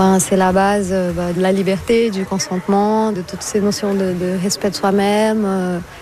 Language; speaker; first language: French; non-native, fluent; Portuguese